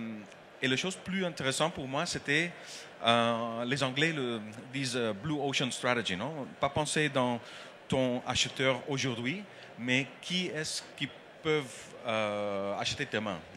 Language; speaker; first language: French; non-native, learner; Dutch